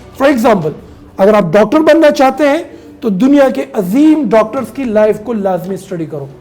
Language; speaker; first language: Urdu; non-native, local second language; Pashto